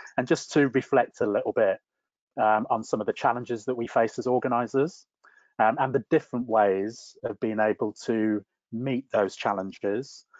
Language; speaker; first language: English; native; English